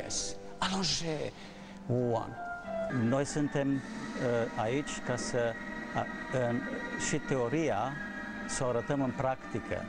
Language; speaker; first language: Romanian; non-native, fluent; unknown